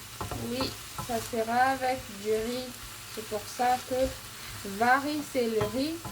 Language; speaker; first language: French; non-native, local second language; Malagasy